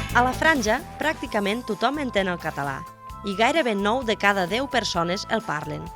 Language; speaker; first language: Catalan; non-native, fluent; German